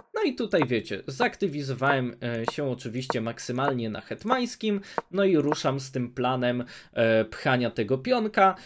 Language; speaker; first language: Polish; native; Polish